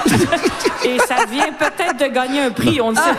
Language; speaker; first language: French; native; French